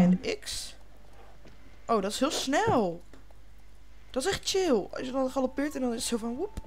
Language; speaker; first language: Dutch; native; Dutch